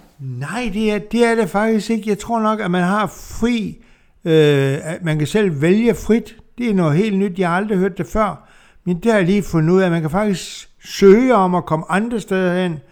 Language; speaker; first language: Danish; native; Danish